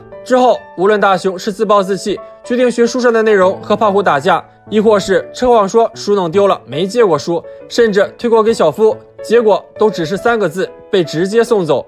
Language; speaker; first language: Chinese; native; Chinese